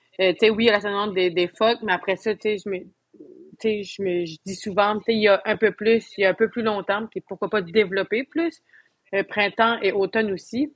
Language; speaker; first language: French; native; French